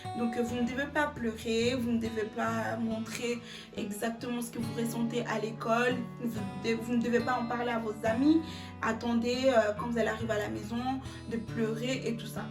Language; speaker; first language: French; early bilingual, other home language; Lingala